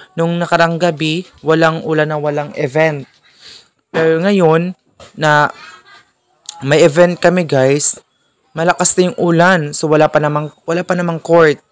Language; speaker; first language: Filipino; non-native, local second language; Cebuano